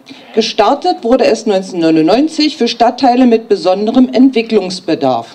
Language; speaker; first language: German; native; German